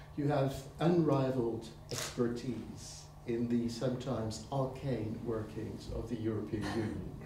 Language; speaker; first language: English; non-native, fluent; French